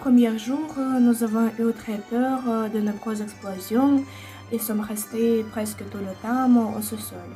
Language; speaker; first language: French; non-native, learner; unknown